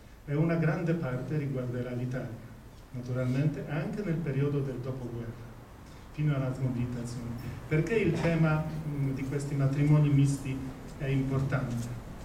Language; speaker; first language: Italian; non-native, fluent; Polish